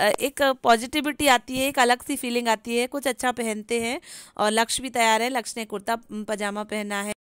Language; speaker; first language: Hindi; native; Hindi